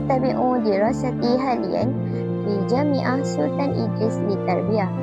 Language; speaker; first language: Arabic; non-native, learner; Malay